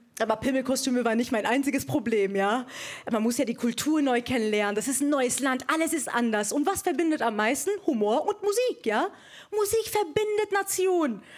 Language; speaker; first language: German; early bilingual, other home language; Persian